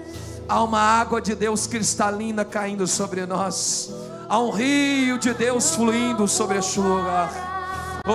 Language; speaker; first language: Portuguese; native; Portuguese